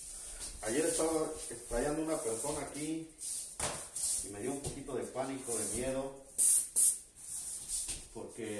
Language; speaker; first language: Spanish; native; Spanish